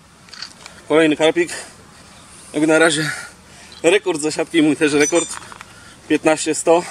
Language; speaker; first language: Polish; native; Polish